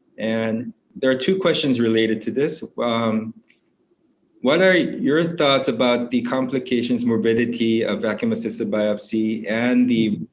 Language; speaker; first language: English; non-native, fluent; Korean